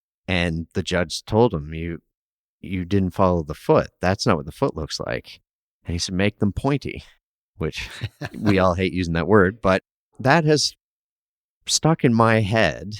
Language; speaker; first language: English; native; English